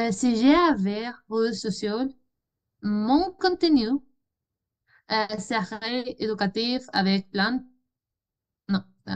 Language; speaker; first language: French; non-native, learner; Spanish